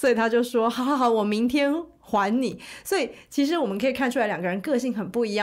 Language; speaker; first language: Chinese; native; Chinese